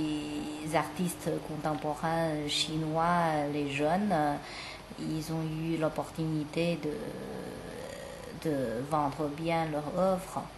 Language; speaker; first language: French; non-native, fluent; Chinese